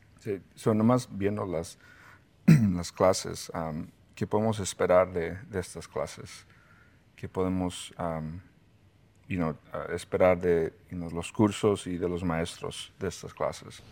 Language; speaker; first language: Spanish; early bilingual, heritage; Spanish